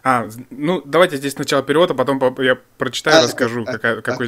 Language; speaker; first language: Russian; native; Russian